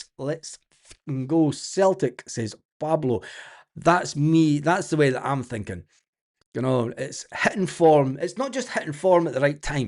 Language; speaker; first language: English; native; English